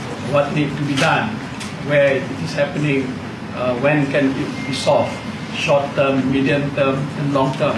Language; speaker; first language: English; non-native, local second language; Malay